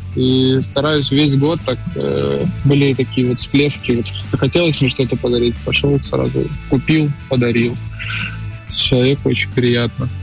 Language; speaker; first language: Russian; native; Russian